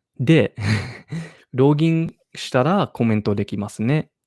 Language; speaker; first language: Japanese; non-native, learner; English